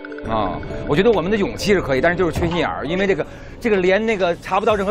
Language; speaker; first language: Chinese; native; Chinese